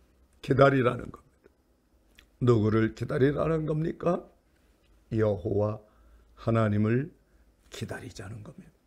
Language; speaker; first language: Korean; native; Korean